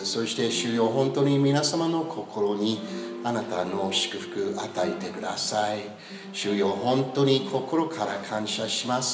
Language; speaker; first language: Japanese; non-native, learner; English